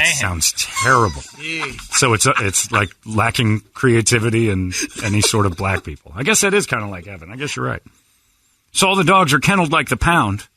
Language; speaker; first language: English; native; English